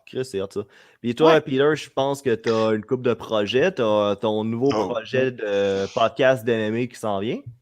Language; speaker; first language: French; native; French